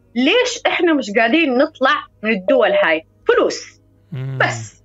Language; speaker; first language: Arabic; non-native, fluent; Somali